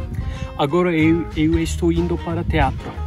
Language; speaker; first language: Portuguese; non-native, learner; Turkish